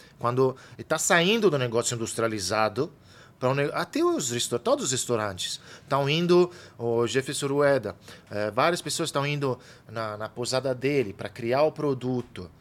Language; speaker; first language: Portuguese; non-native, fluent; Italian